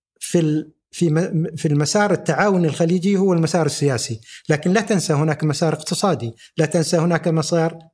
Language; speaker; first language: Arabic; native; Arabic